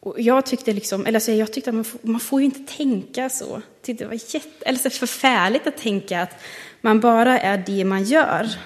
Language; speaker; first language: Swedish; non-native, fluent; German